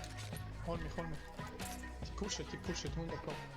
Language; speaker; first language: German; native; German